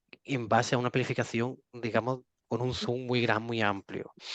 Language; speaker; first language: Spanish; native; Spanish